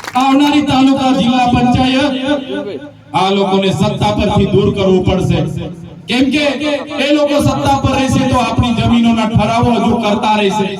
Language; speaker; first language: Gujarati; non-native, local second language; Vasavi